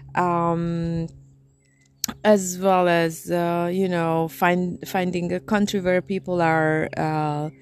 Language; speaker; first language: English; non-native, fluent; Romanian